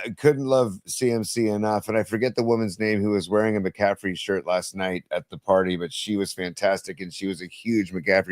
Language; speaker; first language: English; native; English